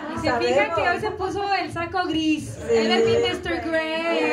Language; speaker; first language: Spanish; early bilingual, heritage; Spanish